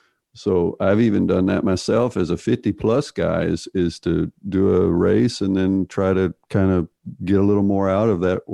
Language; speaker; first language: English; native; English